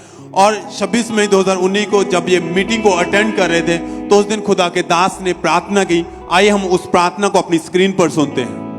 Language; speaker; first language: Hindi; native; Hindi